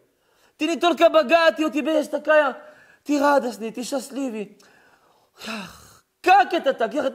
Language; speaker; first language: Russian; early bilingual, heritage; Russian